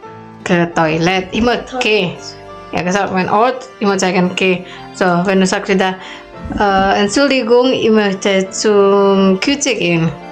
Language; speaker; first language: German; non-native, learner; Indonesian